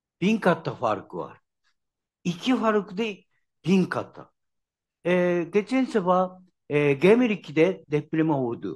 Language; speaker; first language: Turkish; non-native, learner; Japanese